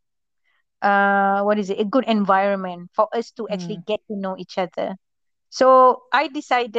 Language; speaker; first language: English; non-native, local second language; Malay